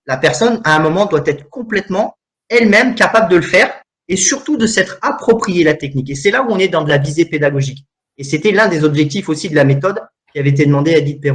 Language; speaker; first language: French; native; French